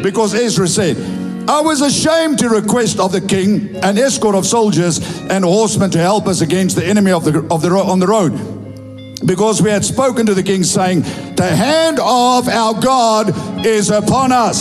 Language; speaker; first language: English; non-native, local second language; Afrikaans